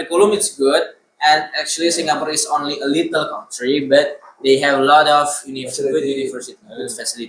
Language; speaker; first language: English; non-native, learner; Indonesian